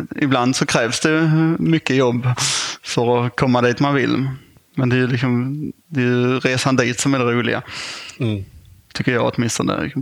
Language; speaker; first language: Swedish; native; Swedish